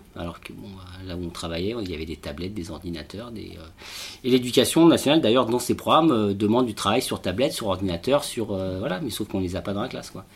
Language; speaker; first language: French; native; French